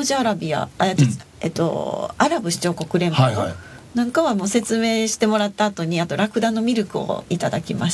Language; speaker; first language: Japanese; native; Japanese